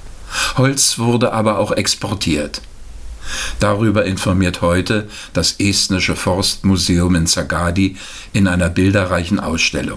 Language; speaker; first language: German; native; German